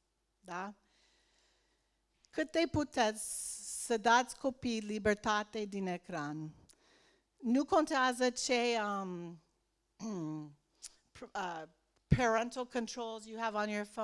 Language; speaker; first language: Romanian; non-native, learner; English